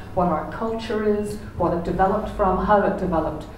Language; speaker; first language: English; native; English